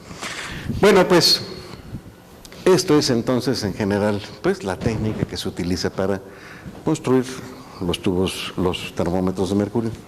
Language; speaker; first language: Spanish; native; Spanish